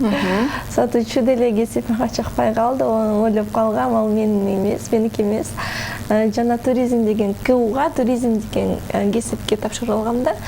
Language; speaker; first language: Kyrgyz; non-native, local second language; Russian